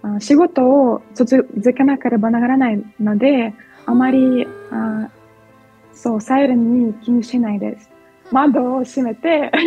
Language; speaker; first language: Japanese; non-native, fluent; Ukrainian